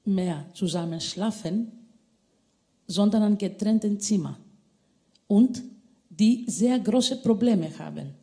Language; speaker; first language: German; non-native, fluent; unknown